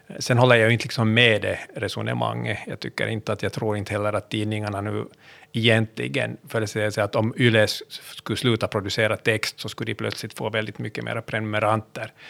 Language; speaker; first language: Swedish; native; Swedish